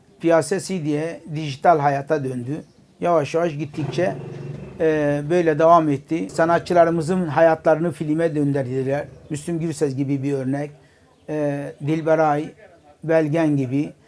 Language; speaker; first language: Turkish; non-native, local second language; Kurdish